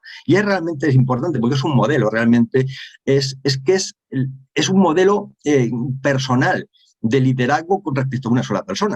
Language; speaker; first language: Spanish; native; Spanish